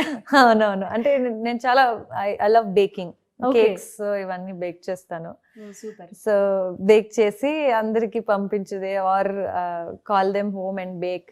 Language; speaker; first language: Telugu; non-native, fluent; Kannada